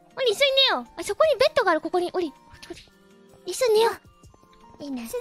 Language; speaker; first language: Japanese; native; Japanese